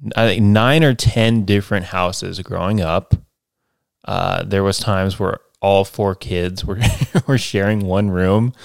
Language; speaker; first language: English; native; English